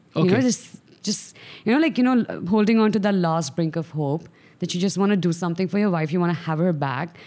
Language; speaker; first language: English; non-native, local second language; Sindhi